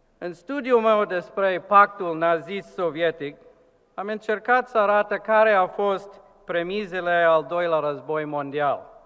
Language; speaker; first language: Romanian; non-native, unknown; English